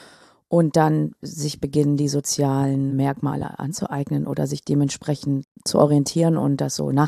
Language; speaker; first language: German; native; German